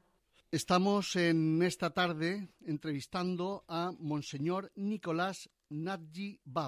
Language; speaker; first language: Spanish; native; Spanish